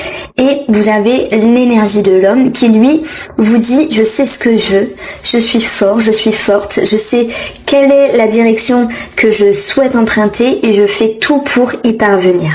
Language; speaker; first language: French; native; French